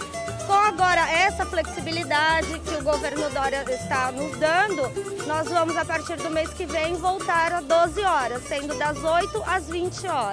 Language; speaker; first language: Portuguese; native; Portuguese